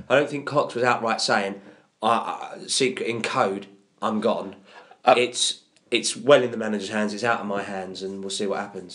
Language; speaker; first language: English; native; English